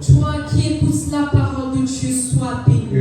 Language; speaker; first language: French; non-native, local second language; Ewe